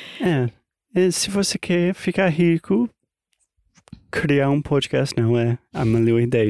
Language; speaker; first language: Portuguese; non-native, fluent; English